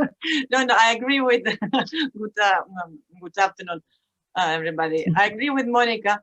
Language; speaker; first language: English; non-native, learner; Russian